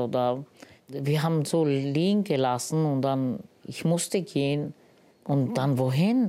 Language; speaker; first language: German; non-native, learner; Romany